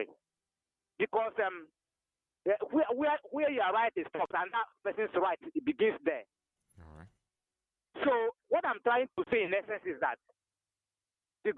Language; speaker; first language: English; non-native, local second language; Igbo